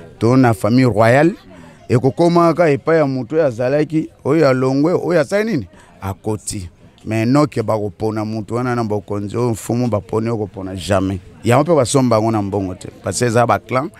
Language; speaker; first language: Lingala; non-native, local second language; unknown